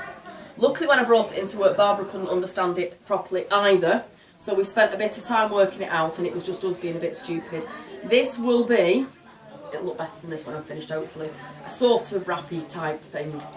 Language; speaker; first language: English; native; English